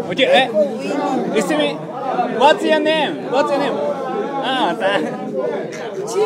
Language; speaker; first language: English; non-native, learner; Japanese